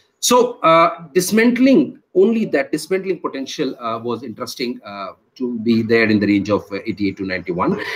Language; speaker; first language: English; non-native, local second language; Hindi